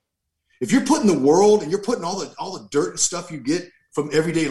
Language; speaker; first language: English; native; English